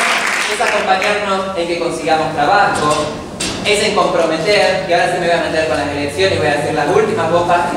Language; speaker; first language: Spanish; native; Spanish